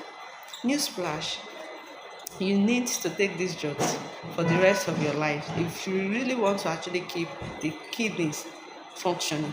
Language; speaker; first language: English; non-native, local second language; Yoruba